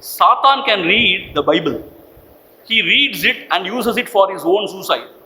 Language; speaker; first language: English; non-native, local second language; Tamil